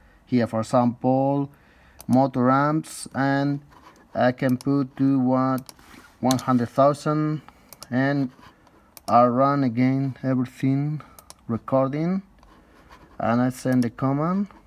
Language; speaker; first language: English; non-native, fluent; Spanish